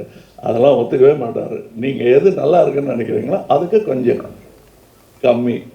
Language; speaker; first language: Tamil; native; Tamil